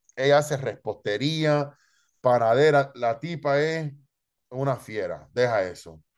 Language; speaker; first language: Spanish; early bilingual, heritage; Spanish